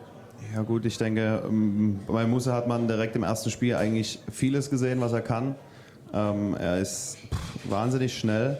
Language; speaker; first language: German; native; German